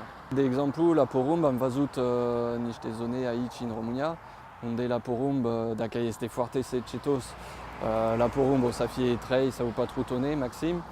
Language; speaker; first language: Romanian; non-native, fluent; French